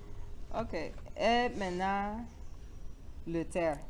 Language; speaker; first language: French; non-native, learner; English